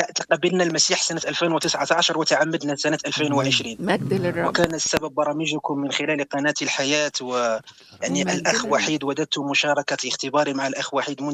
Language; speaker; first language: Arabic; non-native, local second language; Berber languages